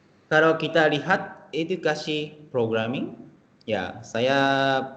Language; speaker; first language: Indonesian; non-native, fluent; Japanese